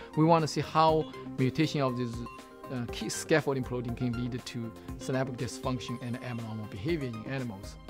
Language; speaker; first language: English; non-native, fluent; Chinese